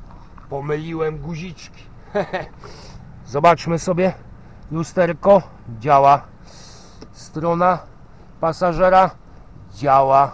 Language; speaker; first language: Polish; native; Polish